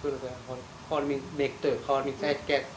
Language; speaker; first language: Hungarian; non-native, learner; Chinese